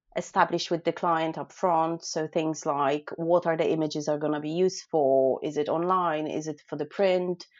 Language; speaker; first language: English; non-native, fluent; Polish